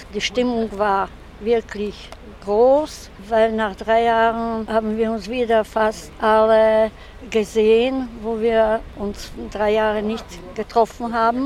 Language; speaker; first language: German; non-native, local second language; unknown